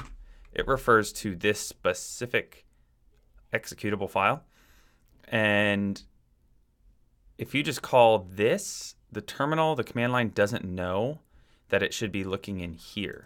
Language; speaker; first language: English; native; English